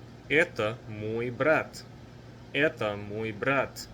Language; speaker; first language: Russian; non-native, fluent; English